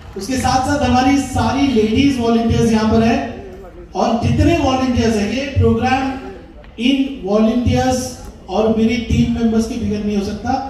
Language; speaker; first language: Hindi; native; Hindi